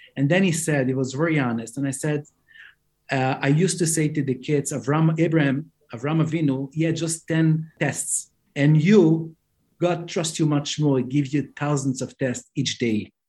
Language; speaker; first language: English; non-native, fluent; Hebrew